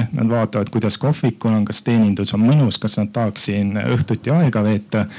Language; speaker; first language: Estonian; native; Estonian